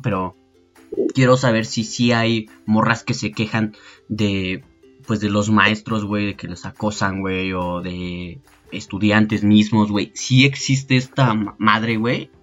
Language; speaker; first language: Spanish; native; Spanish